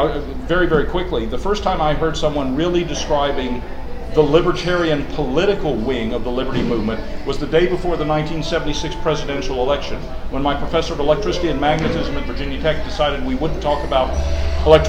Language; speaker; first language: English; native; English